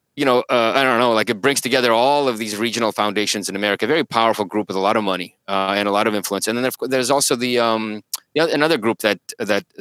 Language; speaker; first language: English; early bilingual, other home language; Russian